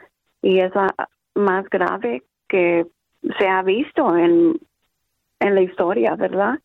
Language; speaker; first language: Spanish; early bilingual, other home language; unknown